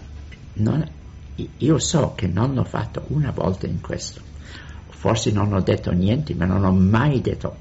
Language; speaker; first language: Italian; non-native, fluent; English